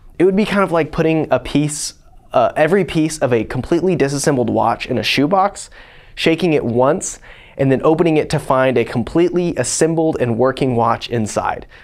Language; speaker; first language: English; native; English